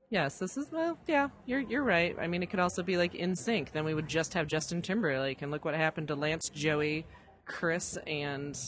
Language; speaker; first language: English; native; English